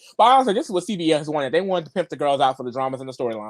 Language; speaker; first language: English; native; English